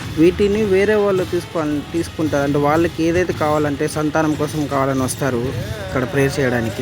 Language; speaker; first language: Telugu; non-native, local second language; Urdu